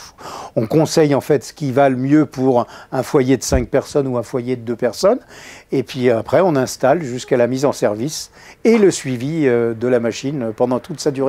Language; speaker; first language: French; native; French